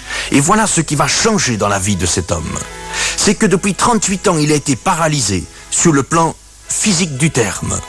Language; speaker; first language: French; native; French